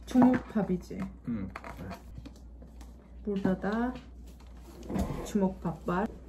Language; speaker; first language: Korean; non-native, learner; Turkish